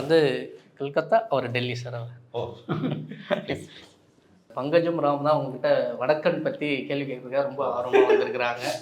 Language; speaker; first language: Tamil; native; Tamil